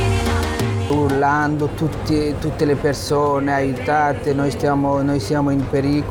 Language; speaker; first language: Italian; non-native, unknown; Bangla